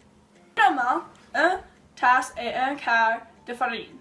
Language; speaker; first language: French; non-native, learner; English